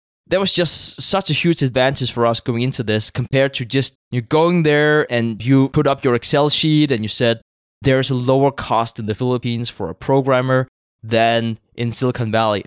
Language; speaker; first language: English; non-native, fluent; Danish